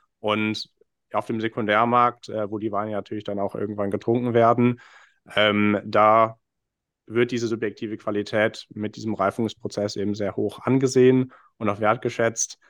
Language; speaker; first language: German; non-native, fluent; English